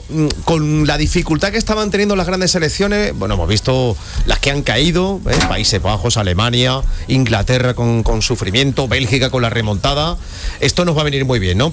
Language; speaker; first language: Spanish; native; Spanish